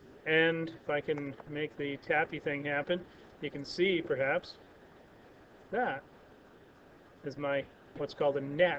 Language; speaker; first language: English; native; English